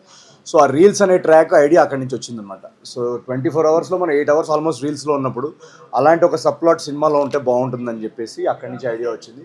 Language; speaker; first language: Telugu; native; Telugu